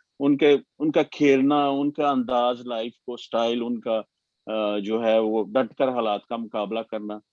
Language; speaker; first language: Urdu; non-native, local second language; Punjabi